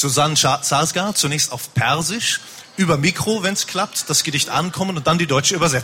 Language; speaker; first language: German; native; German